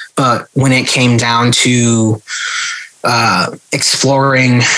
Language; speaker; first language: English; native; English